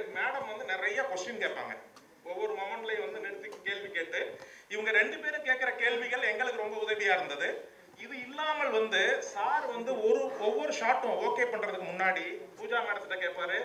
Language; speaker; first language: Tamil; native; Tamil